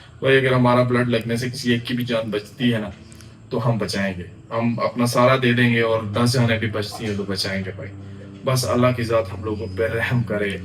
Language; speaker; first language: Urdu; non-native, local second language; Pahari-Potwari